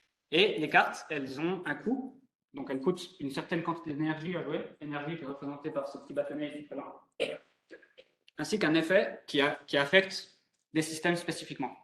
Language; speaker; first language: French; native; French